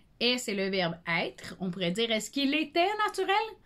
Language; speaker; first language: French; native; French